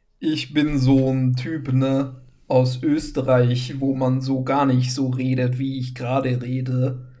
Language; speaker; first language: German; native; German